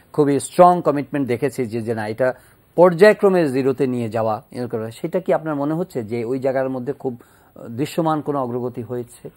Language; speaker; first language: Bangla; native; Bangla